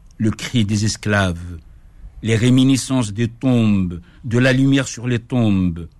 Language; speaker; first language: French; non-native, local second language; Kabyle